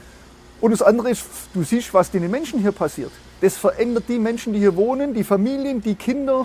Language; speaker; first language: German; native; German